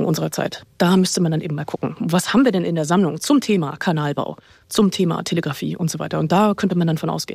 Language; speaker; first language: German; native; German